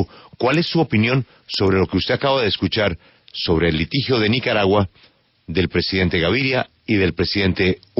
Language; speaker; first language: Spanish; native; Spanish